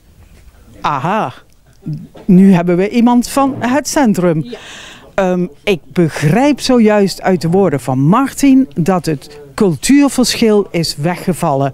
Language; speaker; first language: Dutch; native; Dutch